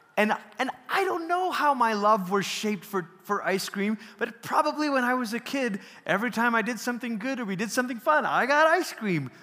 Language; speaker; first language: English; early bilingual, other home language; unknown